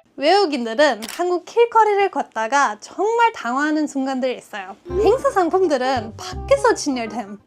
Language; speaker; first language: Korean; non-native, fluent; German